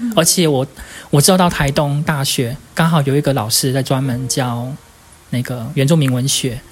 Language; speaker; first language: Chinese; native; Chinese